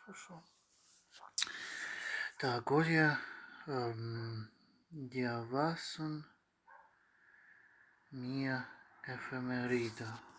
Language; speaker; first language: Greek; non-native, learner; Ukrainian